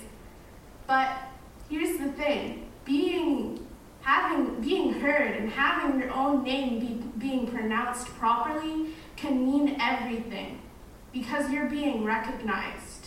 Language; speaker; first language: English; non-native, fluent; Arabic